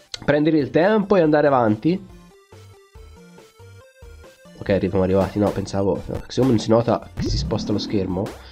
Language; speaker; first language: Italian; native; Italian